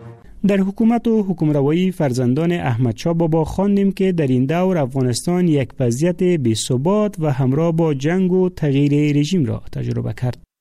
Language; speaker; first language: Persian; native; Persian